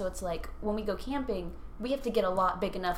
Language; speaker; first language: English; native; English